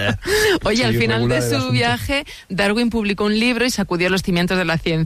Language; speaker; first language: Spanish; native; Spanish